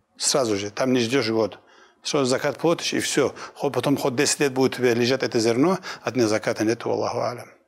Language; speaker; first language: Russian; non-native, local second language; Kumyk